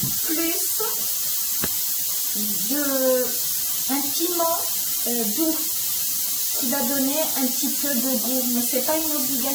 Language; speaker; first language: French; non-native, local second language; Arabic